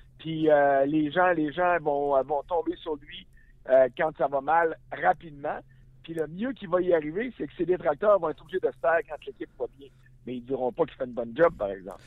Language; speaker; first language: French; native; French